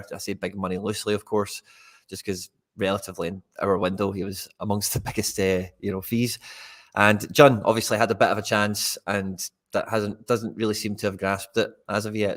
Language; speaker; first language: English; native; English